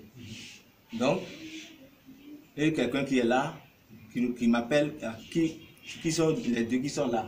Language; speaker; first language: French; non-native, local second language; Ewe